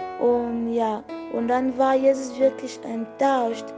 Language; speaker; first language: German; non-native, fluent; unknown